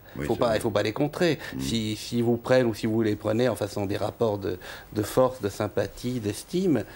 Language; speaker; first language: French; native; French